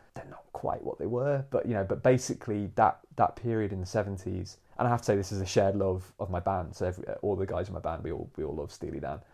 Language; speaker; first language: English; native; English